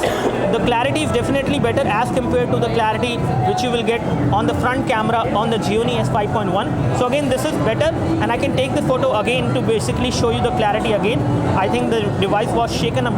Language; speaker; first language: English; non-native, local second language; Hindi